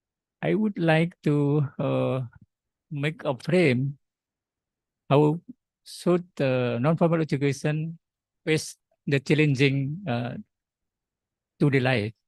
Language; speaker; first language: English; non-native, learner; Indonesian